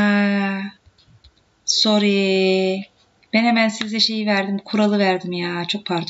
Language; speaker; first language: Turkish; native; Turkish